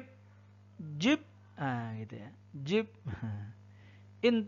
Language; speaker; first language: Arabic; non-native, fluent; Indonesian